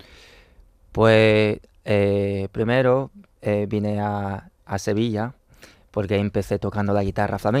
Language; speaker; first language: Spanish; non-native, fluent; Chinese